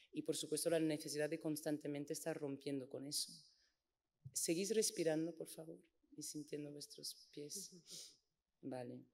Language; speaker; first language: Spanish; non-native, fluent; English